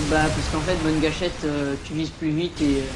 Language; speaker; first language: French; native; French